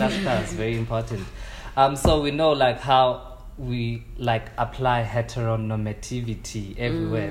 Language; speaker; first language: English; non-native, local second language; Xhosa